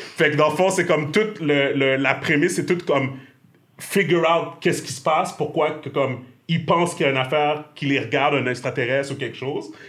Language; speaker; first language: French; native; French